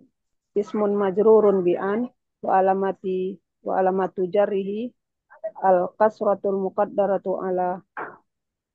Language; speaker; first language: Arabic; non-native, learner; Indonesian